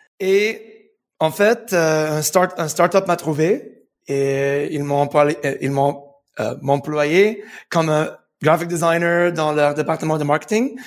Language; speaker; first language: French; early bilingual, heritage; French